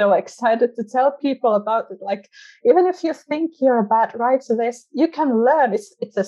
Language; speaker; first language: English; non-native, fluent; Finnish